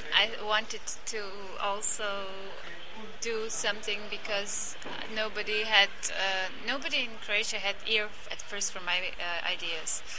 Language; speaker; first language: English; non-native, fluent; Croatian